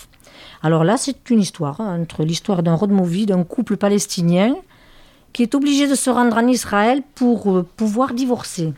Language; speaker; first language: French; native; French